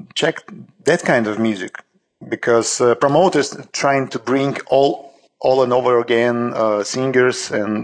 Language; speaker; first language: English; non-native, learner; Russian